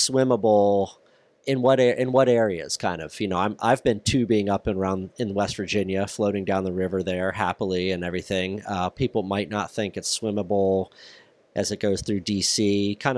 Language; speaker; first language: English; native; English